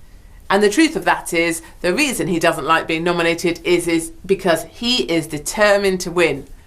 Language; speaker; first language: English; native; English